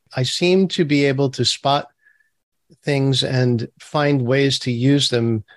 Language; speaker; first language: English; early bilingual, other home language; Turkish